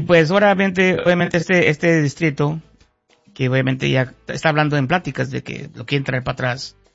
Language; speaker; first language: Spanish; native; Spanish